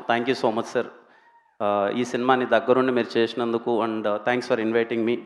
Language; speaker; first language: Telugu; native; Telugu